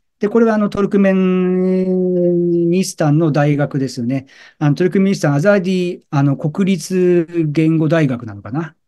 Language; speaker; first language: Japanese; native; Japanese